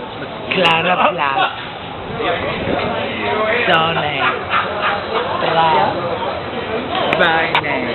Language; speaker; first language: German; non-native, learner; Hebrew